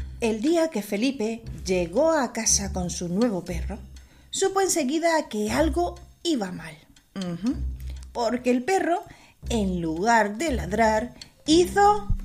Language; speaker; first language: Spanish; native; Spanish